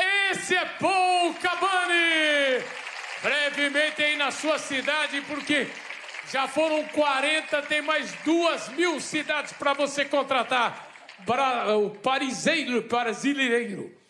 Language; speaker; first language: Portuguese; native; Portuguese